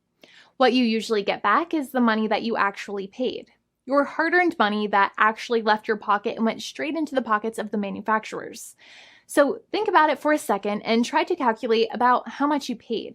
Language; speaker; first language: English; native; English